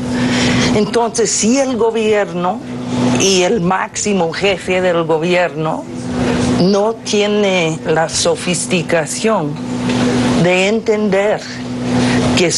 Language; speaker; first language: Spanish; non-native, fluent; English